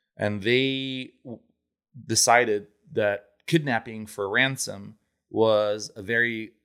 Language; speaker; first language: English; non-native, fluent; Italian